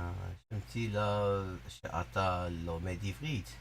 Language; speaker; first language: Hebrew; non-native, learner; English